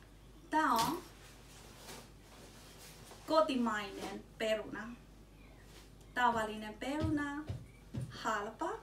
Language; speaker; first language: Finnish; non-native, learner; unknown